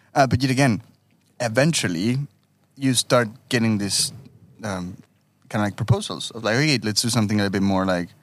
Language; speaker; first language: English; non-native, fluent; Spanish